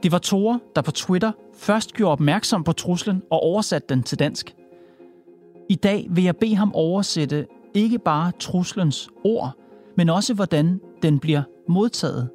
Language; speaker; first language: Danish; native; Danish